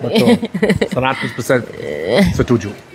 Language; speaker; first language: Indonesian; non-native, fluent; English